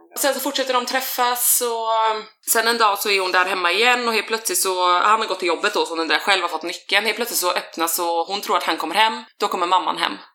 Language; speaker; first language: Swedish; native; Swedish